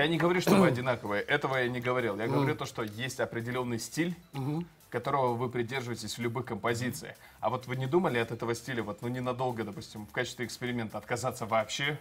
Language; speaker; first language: Russian; native; Russian